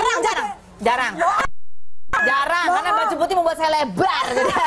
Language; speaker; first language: Indonesian; native; Indonesian